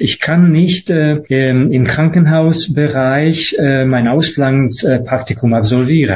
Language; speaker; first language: German; non-native, fluent; Hungarian